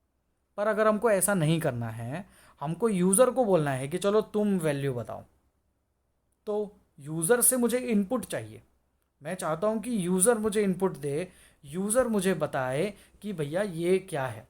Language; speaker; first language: Hindi; native; Hindi